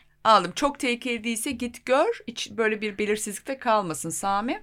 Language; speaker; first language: Turkish; native; Turkish